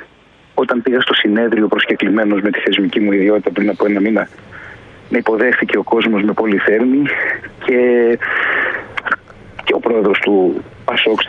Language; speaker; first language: Greek; native; Greek